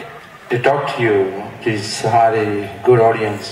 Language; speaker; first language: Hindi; non-native, local second language; Marathi